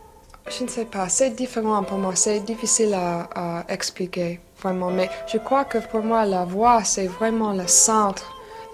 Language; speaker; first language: French; non-native, learner; English